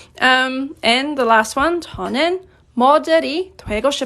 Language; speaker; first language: Korean; non-native, fluent; English